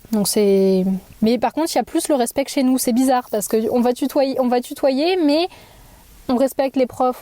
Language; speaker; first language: French; native; French